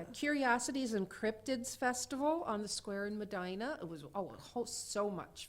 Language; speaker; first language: English; native; English